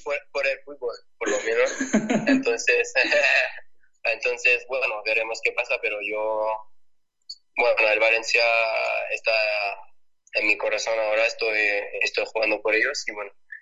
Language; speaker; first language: Spanish; non-native, fluent; French